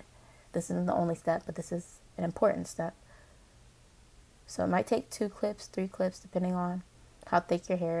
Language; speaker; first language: English; native; English